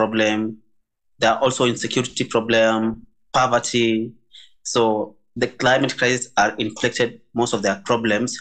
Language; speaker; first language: English; non-native, local second language; Masai